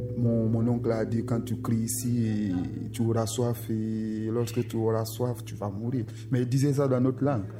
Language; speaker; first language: French; non-native, local second language; Susu